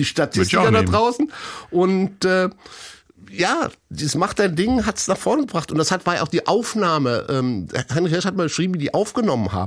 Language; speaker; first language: German; native; German